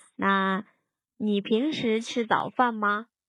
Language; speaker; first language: Chinese; non-native, fluent; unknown